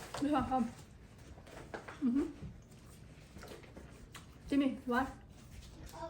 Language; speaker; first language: English; non-native, learner; Lao